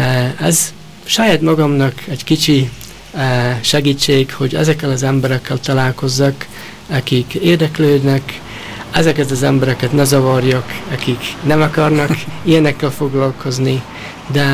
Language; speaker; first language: Hungarian; early bilingual, heritage; Hungarian